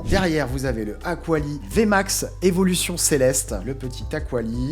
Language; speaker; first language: French; native; French